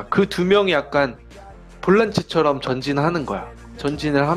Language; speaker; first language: Korean; native; Korean